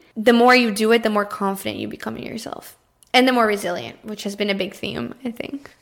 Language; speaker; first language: English; early bilingual, other home language; Portuguese